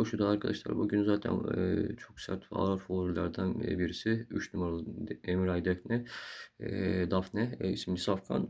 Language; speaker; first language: Turkish; native; Turkish